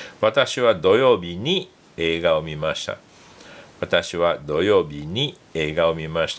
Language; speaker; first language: Japanese; non-native, fluent; English